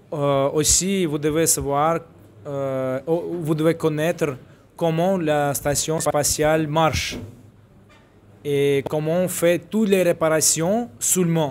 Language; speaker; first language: French; non-native, fluent; Russian